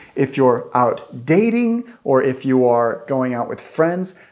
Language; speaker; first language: English; native; English